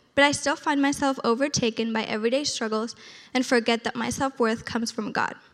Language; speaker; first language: English; early bilingual, other home language; Spanish